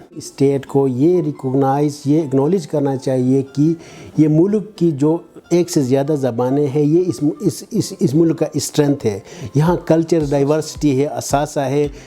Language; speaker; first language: Urdu; non-native, local second language; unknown